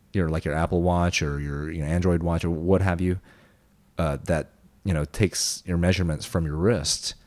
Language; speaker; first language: English; early bilingual, other home language; Korean